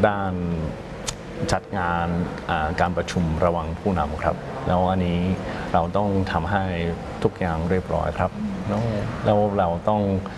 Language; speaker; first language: Thai; non-native, fluent; English